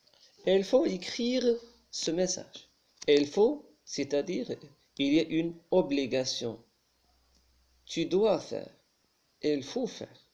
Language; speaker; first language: French; non-native, local second language; Arabic